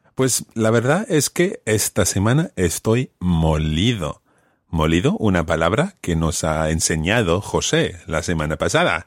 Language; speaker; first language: Spanish; non-native, fluent; English